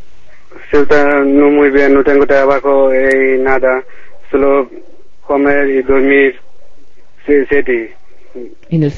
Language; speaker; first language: Spanish; non-native, learner; Bangla